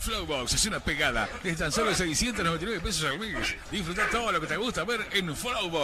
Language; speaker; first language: Spanish; native; Spanish